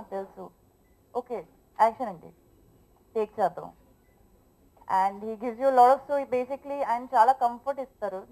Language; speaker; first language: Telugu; non-native, local second language; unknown